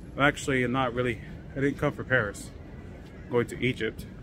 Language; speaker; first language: English; native; English